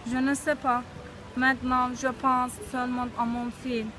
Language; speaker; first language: French; non-native, learner; Turkish